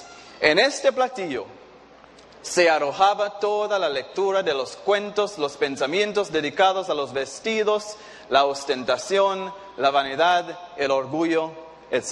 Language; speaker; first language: Spanish; non-native, fluent; English